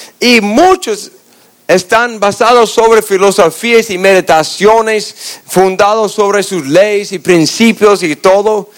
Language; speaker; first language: Spanish; non-native, fluent; English